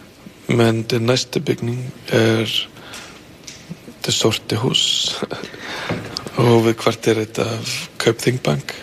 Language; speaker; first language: Danish; non-native, fluent; Icelandic